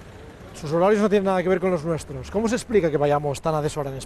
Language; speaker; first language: Spanish; native; Spanish